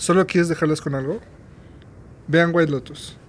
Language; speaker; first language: Spanish; native; Spanish